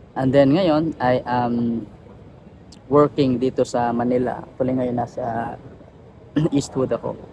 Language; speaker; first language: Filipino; non-native, local second language; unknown